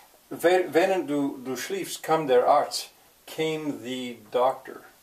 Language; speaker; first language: German; non-native, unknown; English